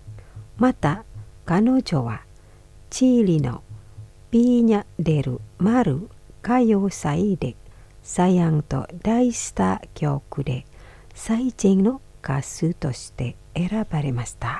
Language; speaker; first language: Japanese; non-native, fluent; Indonesian